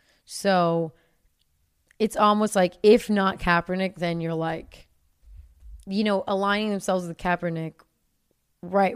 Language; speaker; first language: English; native; English